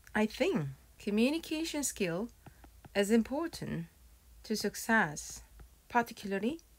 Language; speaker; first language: English; non-native, fluent; Korean